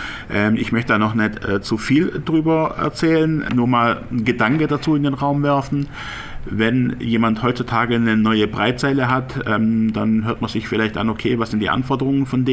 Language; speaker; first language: German; native; German